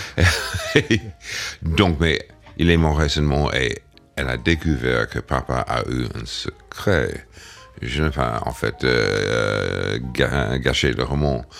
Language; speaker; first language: French; non-native, fluent; English